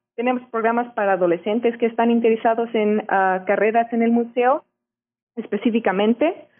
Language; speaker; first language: Spanish; early bilingual, heritage; Spanish